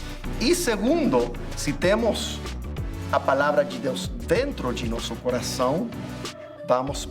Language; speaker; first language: Portuguese; non-native, fluent; English